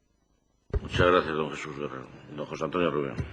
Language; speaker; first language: Spanish; native; Spanish